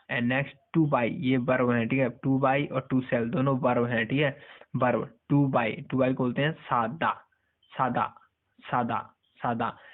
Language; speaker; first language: Hindi; native; Hindi